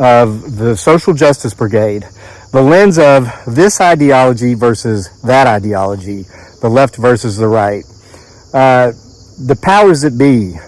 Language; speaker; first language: English; native; English